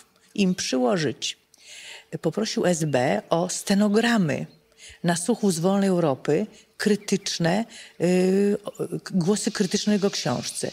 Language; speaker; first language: Polish; native; Polish